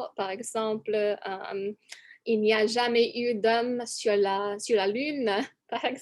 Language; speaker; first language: French; non-native, fluent; English